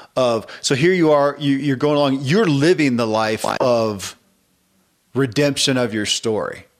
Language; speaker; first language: English; native; English